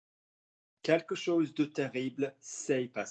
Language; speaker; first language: French; non-native, fluent; English